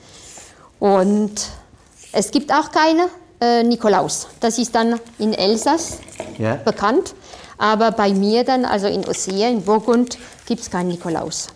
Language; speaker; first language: German; non-native, fluent; French